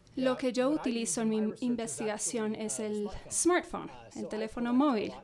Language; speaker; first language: Spanish; non-native, fluent; English